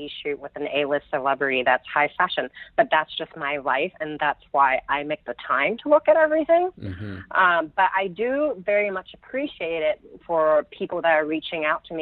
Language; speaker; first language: English; non-native, local second language; Cantonese